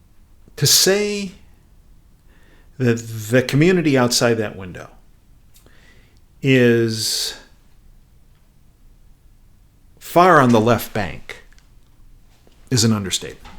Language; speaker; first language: English; native; English